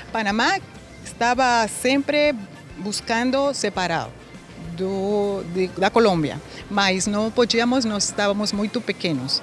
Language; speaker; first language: Portuguese; non-native, learner; Spanish